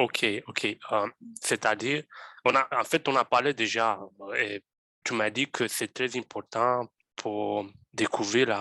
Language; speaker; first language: French; non-native, fluent; Romanian